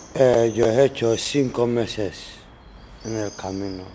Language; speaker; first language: Spanish; non-native, learner; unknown